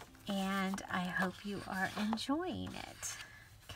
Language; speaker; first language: English; native; English